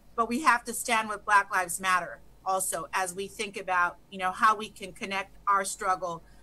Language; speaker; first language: English; early bilingual, other home language; Spanish